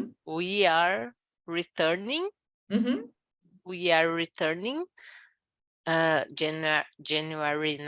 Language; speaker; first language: English; non-native, learner; Portuguese